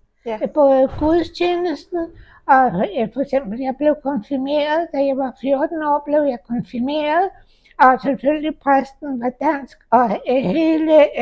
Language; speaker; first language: Danish; early bilingual, heritage; Danish